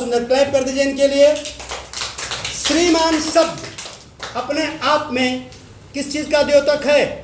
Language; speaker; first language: Hindi; native; Hindi